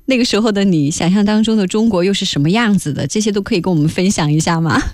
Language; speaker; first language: Chinese; native; Chinese